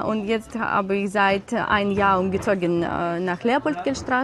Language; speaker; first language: German; non-native, learner; Ukrainian